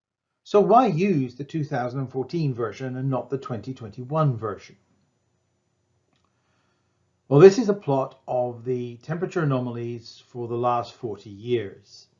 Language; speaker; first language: English; native; English